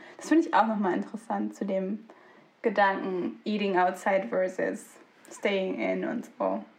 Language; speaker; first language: German; early bilingual, other home language; Turkish